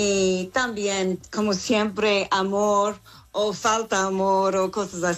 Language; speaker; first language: Spanish; non-native, fluent; English